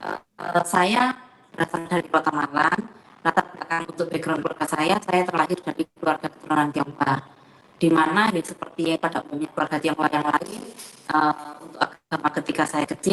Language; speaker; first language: Indonesian; native; Indonesian